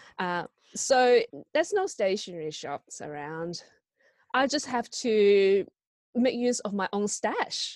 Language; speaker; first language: English; non-native, local second language; Cantonese